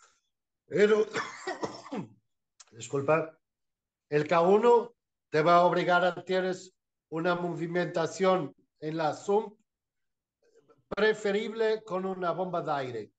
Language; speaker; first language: Spanish; non-native, fluent; Portuguese